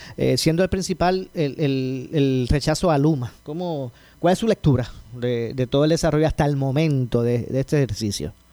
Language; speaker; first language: Spanish; native; Spanish